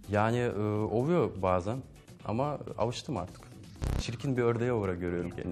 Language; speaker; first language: Turkish; non-native, fluent; Russian